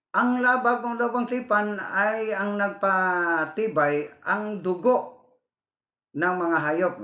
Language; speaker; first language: Filipino; non-native, local second language; Cebuano